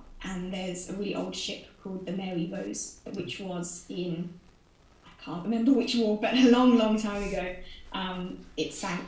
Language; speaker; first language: English; native; English